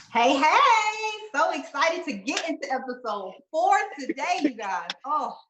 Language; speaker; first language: English; native; English